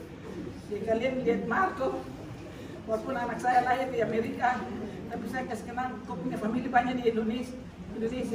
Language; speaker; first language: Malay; non-native, local second language; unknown